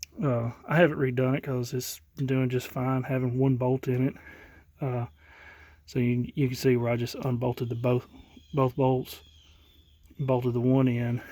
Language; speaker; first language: English; native; English